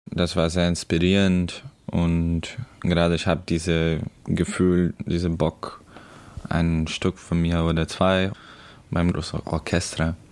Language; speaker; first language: German; non-native, learner; Portuguese